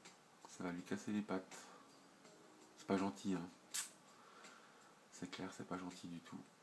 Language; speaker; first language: French; native; French